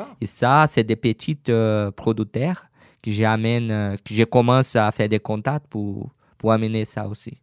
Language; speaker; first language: French; non-native, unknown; Portuguese